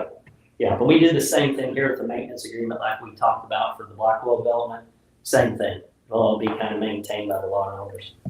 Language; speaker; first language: English; native; English